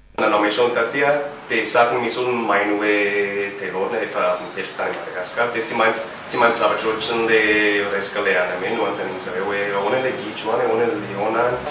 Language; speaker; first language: Malagasy; non-native, fluent; English